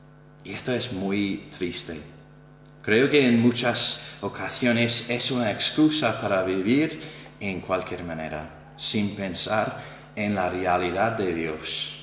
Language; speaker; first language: Spanish; non-native, fluent; English